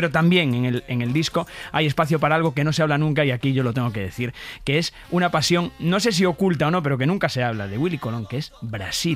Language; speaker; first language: Spanish; native; Spanish